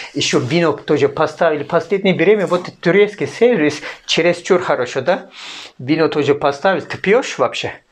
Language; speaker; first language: Russian; non-native, learner; Turkish